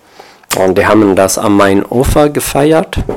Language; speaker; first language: German; non-native, fluent; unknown